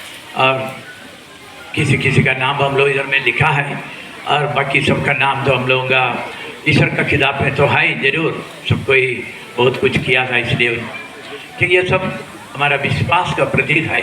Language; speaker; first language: Hindi; non-native, local second language; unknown